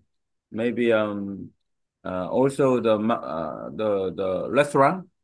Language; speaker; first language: English; non-native, learner; Korean